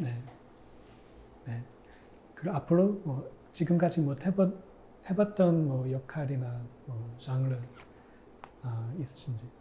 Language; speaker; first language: Korean; non-native, fluent; English